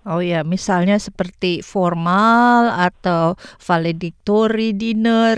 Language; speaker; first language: Indonesian; native; Indonesian